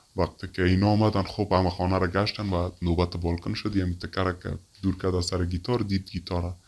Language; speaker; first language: Persian; native; Persian